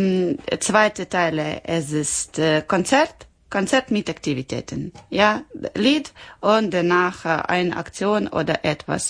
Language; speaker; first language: German; non-native, learner; Ukrainian